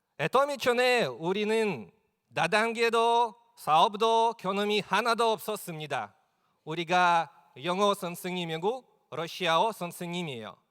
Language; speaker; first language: Korean; non-native, learner; Russian